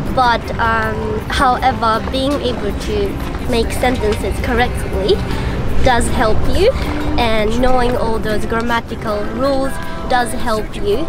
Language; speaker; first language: English; non-native, fluent; Japanese